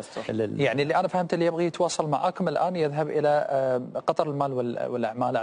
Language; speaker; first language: Arabic; native; Arabic